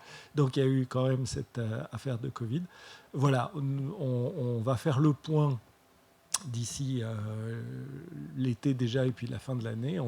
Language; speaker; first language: French; native; French